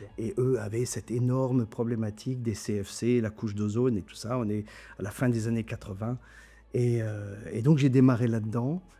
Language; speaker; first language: French; non-native, local second language; German